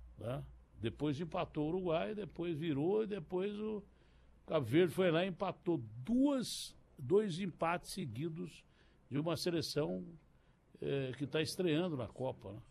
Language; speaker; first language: Portuguese; native; Portuguese